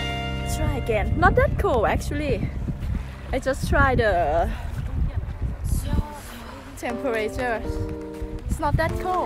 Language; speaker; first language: English; non-native, learner; Thai